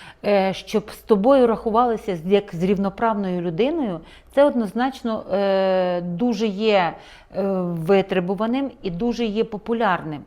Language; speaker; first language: Ukrainian; native; Ukrainian